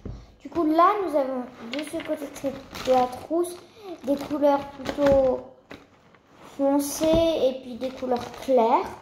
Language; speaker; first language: French; early bilingual, other home language; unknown